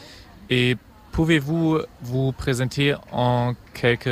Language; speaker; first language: French; non-native, fluent; German